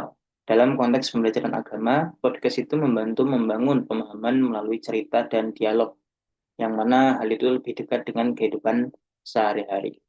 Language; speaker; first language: Indonesian; native; Indonesian